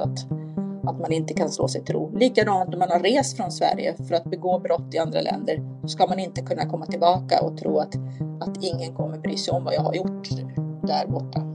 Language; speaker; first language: Swedish; native; Swedish